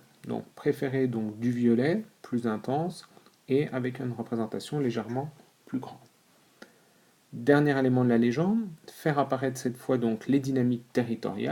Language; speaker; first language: French; native; French